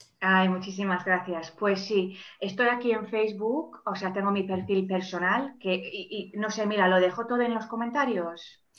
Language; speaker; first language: Spanish; non-native, fluent; English